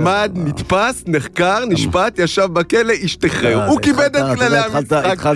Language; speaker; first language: Hebrew; native; Hebrew